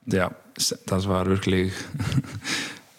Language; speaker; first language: German; non-native, learner; Icelandic